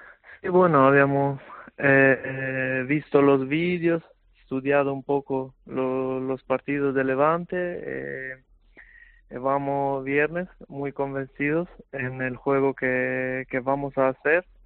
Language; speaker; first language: Spanish; non-native, fluent; Albanian